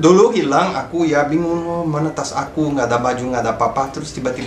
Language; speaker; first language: Indonesian; non-native, fluent; Portuguese